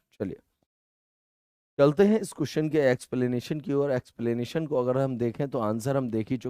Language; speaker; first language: Hindi; native; Hindi